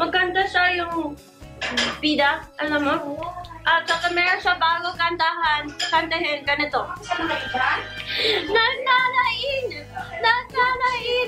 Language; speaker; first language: Filipino; early bilingual, heritage; English